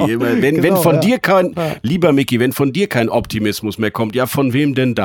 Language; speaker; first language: German; native; German